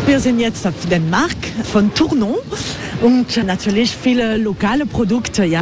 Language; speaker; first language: German; non-native, learner; French